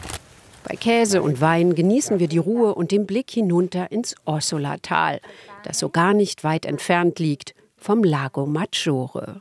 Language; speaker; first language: German; native; German